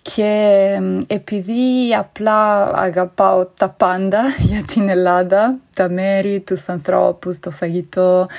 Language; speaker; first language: Greek; non-native, fluent; Italian